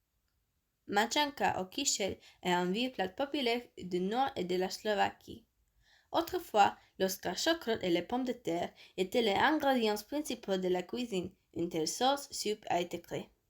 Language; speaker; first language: French; non-native, learner; Slovak